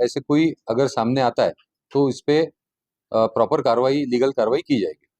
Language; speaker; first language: Hindi; non-native, local second language; Marathi